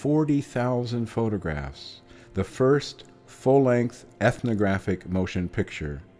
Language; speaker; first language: English; native; English